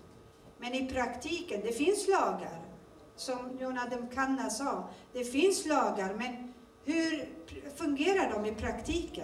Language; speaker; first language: Swedish; early bilingual, other home language; Turoyo